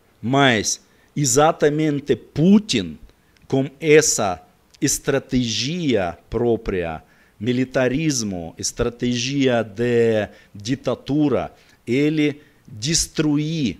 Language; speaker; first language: Portuguese; non-native, learner; Russian